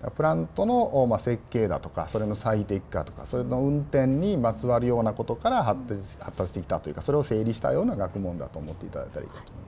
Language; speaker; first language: Japanese; native; Japanese